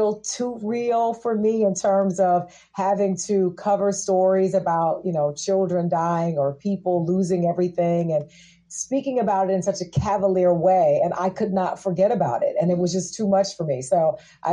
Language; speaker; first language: English; native; English